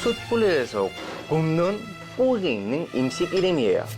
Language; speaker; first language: Korean; non-native, learner; Turkish